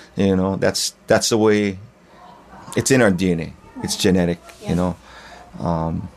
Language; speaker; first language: English; native; English